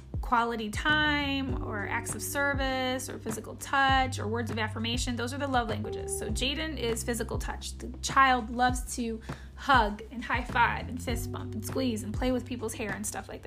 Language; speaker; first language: English; native; English